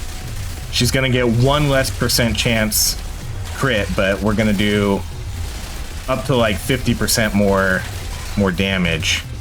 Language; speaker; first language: English; native; English